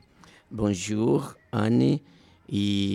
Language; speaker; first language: French; non-native, learner; Portuguese